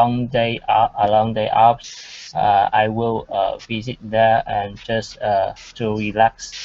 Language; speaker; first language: English; non-native, learner; Vietnamese